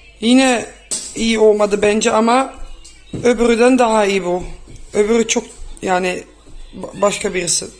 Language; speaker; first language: Turkish; non-native, fluent; Dutch